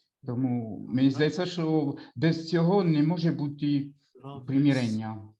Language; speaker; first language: Ukrainian; non-native, fluent; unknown